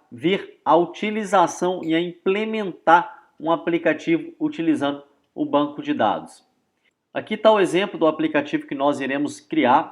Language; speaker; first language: Portuguese; native; Portuguese